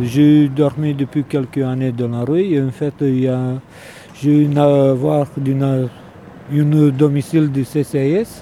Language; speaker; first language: French; non-native, learner; Romanian